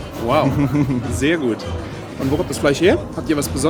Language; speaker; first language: German; native; German